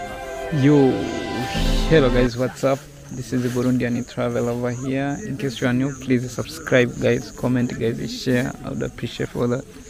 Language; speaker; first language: English; non-native, fluent; Rundi